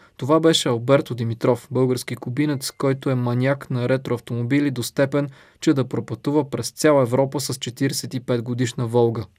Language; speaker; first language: Bulgarian; native; Bulgarian